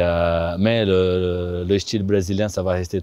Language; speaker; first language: French; non-native, fluent; Portuguese